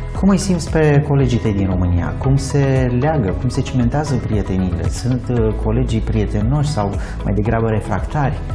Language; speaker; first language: Romanian; native; Romanian